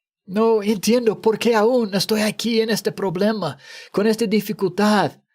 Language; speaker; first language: Spanish; non-native, fluent; English